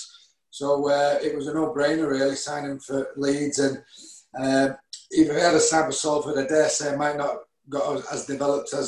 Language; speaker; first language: English; native; English